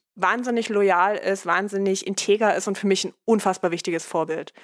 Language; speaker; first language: German; native; German